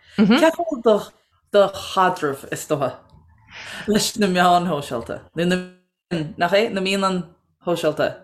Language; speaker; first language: Irish; non-native, local second language; English